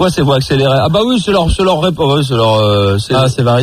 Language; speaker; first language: French; native; French